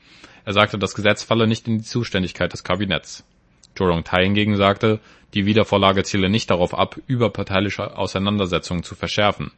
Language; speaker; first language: German; native; German